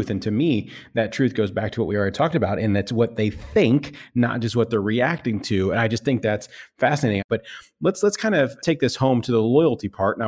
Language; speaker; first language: English; native; English